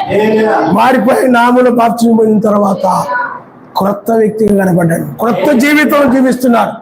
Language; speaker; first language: Telugu; native; Telugu